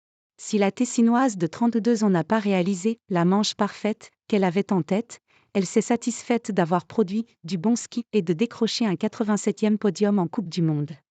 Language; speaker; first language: French; native; French